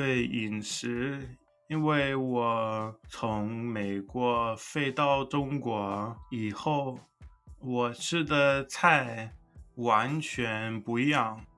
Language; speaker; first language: Chinese; non-native, learner; English